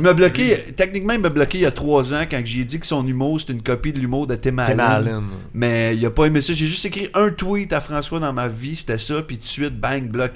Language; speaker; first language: French; native; French